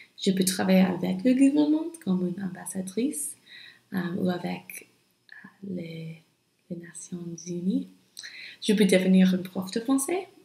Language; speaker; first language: French; non-native, learner; English